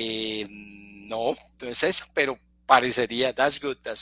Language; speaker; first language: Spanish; native; Spanish